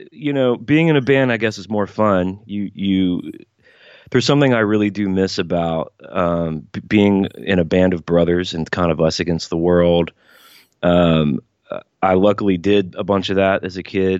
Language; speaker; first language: English; native; English